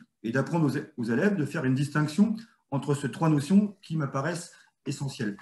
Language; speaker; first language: French; native; French